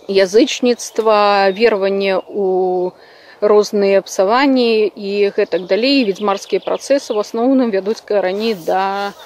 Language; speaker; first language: Belarusian; non-native, local second language; Russian